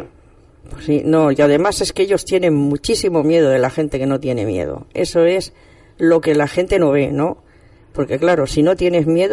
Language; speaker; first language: Spanish; native; Spanish